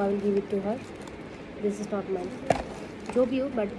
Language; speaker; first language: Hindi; native; Hindi